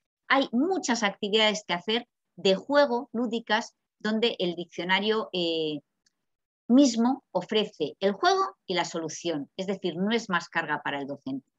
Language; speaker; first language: Spanish; native; Spanish